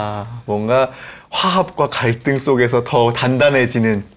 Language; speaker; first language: Korean; native; Korean